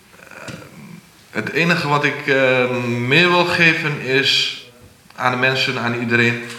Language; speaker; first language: Dutch; early bilingual, other home language; Armenian